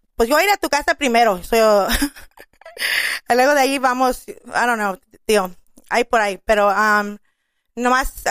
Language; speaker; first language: Spanish; early bilingual, heritage; Spanish